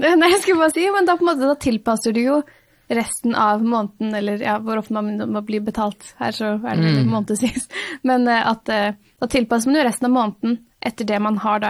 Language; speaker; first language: Norwegian; native; Norwegian